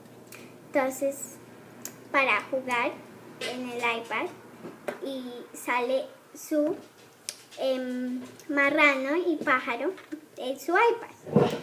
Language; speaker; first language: Spanish; early bilingual, heritage; Spanish